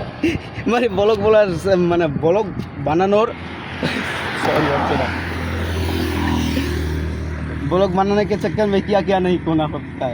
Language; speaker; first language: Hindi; non-native, local second language; Bangla